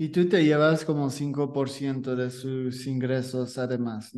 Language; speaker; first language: Spanish; non-native, learner; French